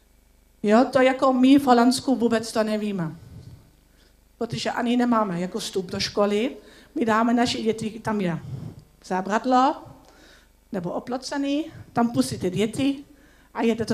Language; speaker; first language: Czech; non-native, learner; Dutch